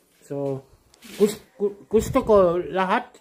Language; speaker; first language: Filipino; non-native, learner; German